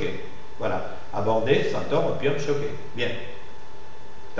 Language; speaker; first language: French; non-native, fluent; Spanish